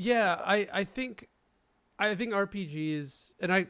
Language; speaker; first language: English; native; English